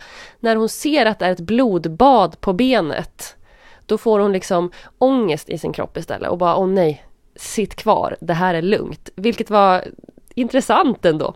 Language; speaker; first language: Swedish; native; Swedish